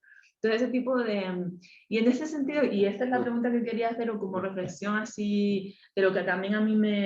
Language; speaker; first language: Spanish; native; Spanish